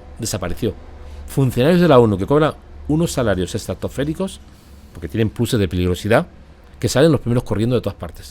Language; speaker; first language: Spanish; native; Spanish